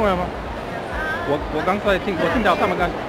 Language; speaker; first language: Chinese; non-native, learner; English